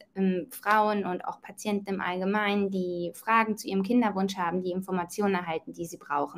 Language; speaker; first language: German; native; German